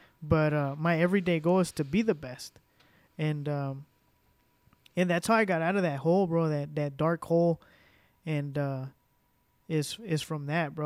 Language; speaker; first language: English; early bilingual, other home language; Spanish